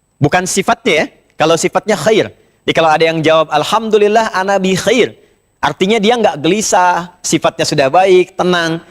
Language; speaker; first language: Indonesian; native; Indonesian